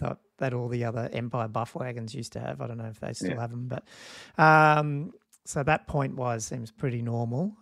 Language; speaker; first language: English; native; English